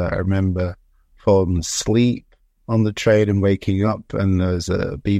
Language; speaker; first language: English; early bilingual, other home language; Jamaican Creole English